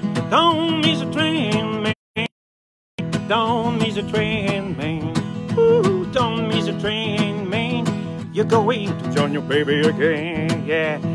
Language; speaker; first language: English; non-native, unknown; French